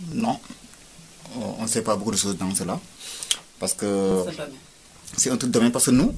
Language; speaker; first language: French; non-native, local second language; Wolof